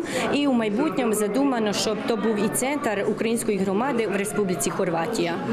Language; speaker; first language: Ukrainian; early bilingual, heritage; Ukrainian